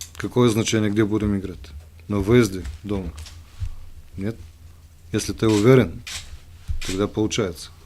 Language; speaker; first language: Russian; non-native, learner; Bulgarian